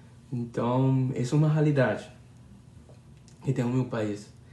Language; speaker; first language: Portuguese; non-native, learner; Spanish